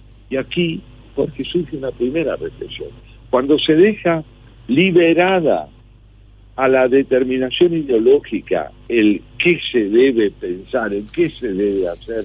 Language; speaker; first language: Spanish; native; Spanish